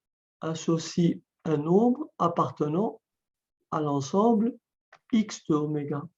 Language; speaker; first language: French; native; French